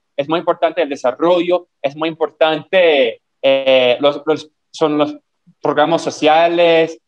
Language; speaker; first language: Spanish; non-native, fluent; English